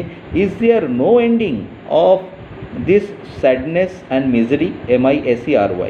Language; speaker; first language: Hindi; native; Hindi